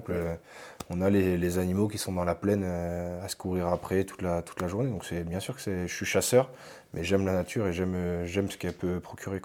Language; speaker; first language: French; native; French